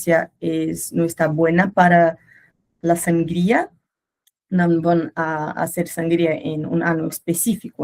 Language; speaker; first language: Spanish; non-native, learner; Portuguese